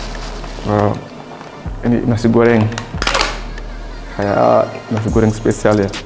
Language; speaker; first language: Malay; non-native, fluent; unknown